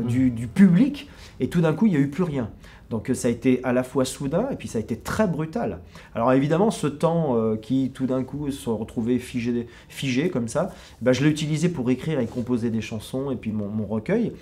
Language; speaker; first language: French; native; French